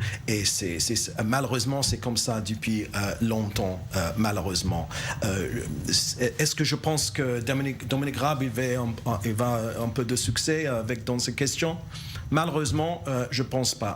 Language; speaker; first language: French; non-native, learner; English